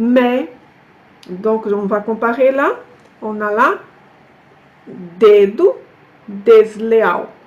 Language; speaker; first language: French; non-native, fluent; Portuguese